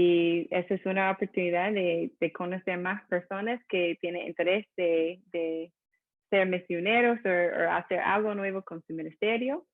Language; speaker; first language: Spanish; non-native, fluent; English